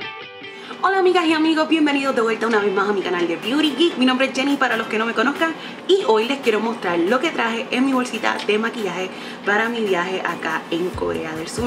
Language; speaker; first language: Spanish; native; Spanish